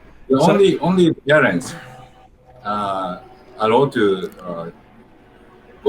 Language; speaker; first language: English; non-native, learner; Japanese